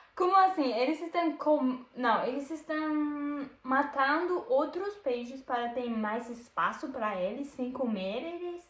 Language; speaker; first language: Portuguese; non-native, learner; German